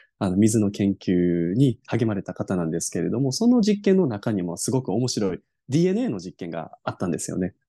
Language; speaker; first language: Japanese; native; Japanese